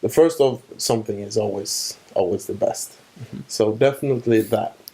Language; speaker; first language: English; non-native, fluent; Swedish